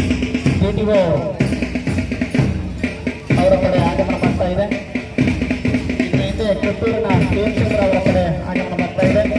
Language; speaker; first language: Kannada; native; Kannada